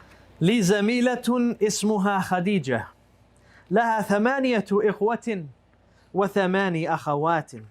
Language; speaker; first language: Arabic; non-native, fluent; English